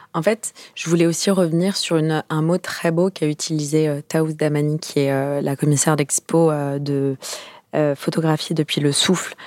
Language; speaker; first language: French; native; French